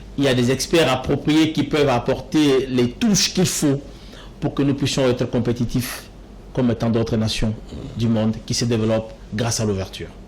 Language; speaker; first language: French; non-native, local second language; Lingala